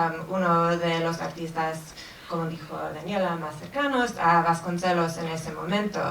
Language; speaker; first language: Spanish; non-native, fluent; English